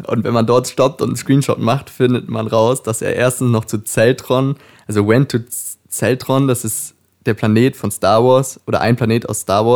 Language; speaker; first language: German; native; German